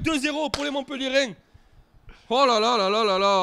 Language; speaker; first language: French; native; French